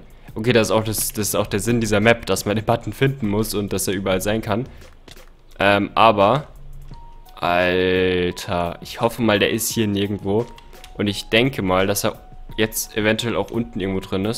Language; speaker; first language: German; native; German